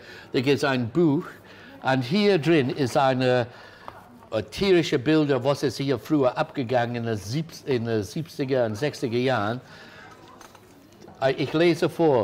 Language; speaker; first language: German; non-native, learner; English